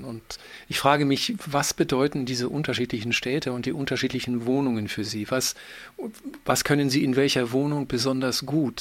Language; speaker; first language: German; native; German